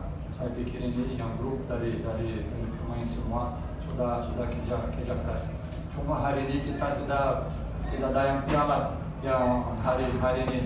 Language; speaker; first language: Indonesian; non-native, fluent; Portuguese